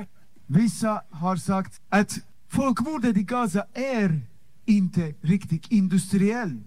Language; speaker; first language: Swedish; non-native, fluent; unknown